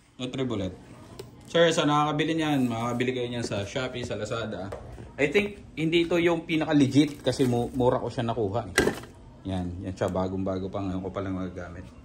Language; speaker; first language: Filipino; non-native, local second language; Iloko